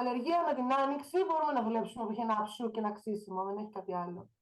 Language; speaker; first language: Greek; native; Greek